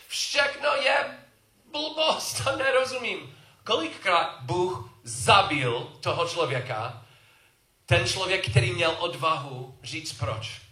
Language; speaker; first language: Czech; non-native, learner; English